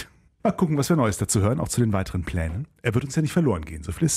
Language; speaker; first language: German; native; German